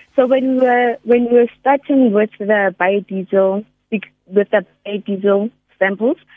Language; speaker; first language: English; non-native, local second language; Northern Sotho